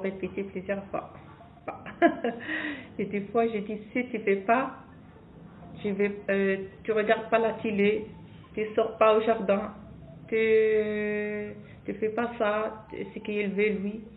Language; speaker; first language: French; non-native, local second language; Arabic